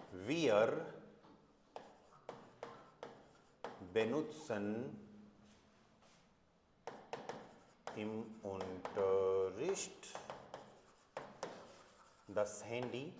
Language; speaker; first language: German; non-native, fluent; Hindi